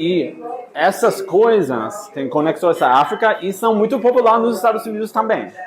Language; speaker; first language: Portuguese; non-native, fluent; English